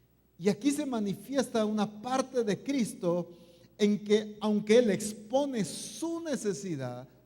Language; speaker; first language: Spanish; native; Spanish